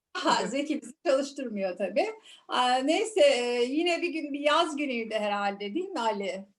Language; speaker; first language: Turkish; native; Turkish